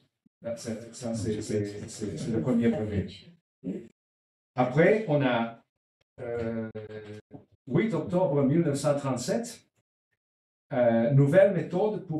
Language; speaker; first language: French; non-native, learner; Italian